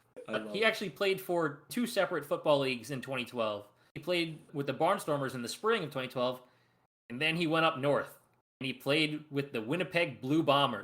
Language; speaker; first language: English; native; English